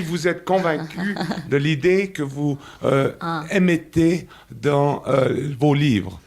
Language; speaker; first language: French; native; French